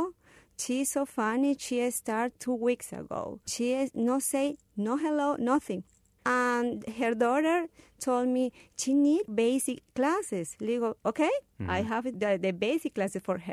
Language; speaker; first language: English; non-native, learner; Spanish